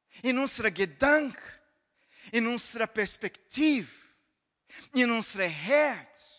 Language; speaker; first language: German; non-native, fluent; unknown